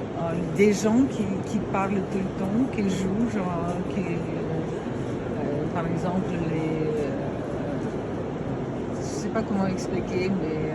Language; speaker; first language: French; non-native, fluent; Romanian